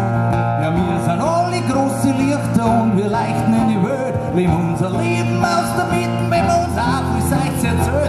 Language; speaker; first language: German; native; German